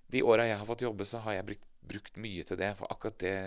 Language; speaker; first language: Norwegian; native; Norwegian